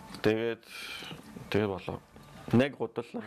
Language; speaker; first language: Mongolian; non-native, learner; French